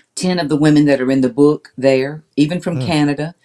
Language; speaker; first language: English; native; English